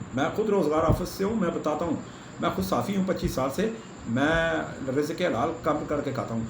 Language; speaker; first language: Urdu; non-native, local second language; Pashto